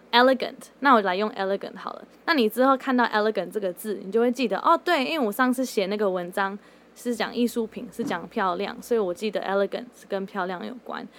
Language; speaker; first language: Chinese; early bilingual, heritage; Chinese